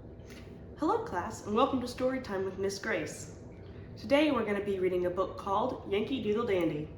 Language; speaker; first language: English; native; English